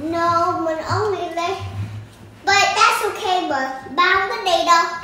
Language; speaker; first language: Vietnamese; early bilingual, heritage; Vietnamese